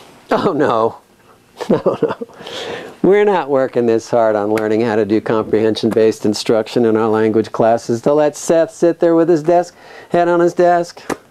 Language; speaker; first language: English; native; English